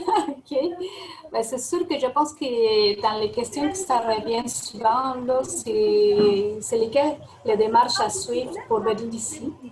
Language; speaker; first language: French; non-native, fluent; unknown